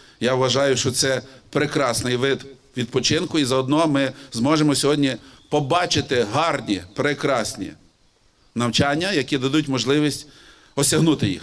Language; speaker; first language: Ukrainian; native; Ukrainian